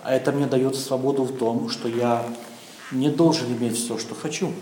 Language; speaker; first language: Czech; non-native, learner; Russian